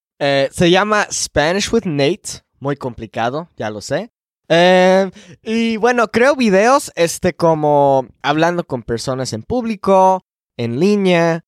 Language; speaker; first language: Spanish; non-native, fluent; English